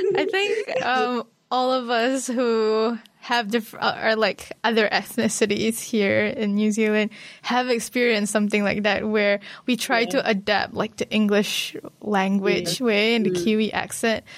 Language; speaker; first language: English; non-native, local second language; Malay